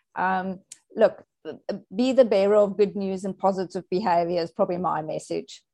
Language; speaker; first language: English; native; English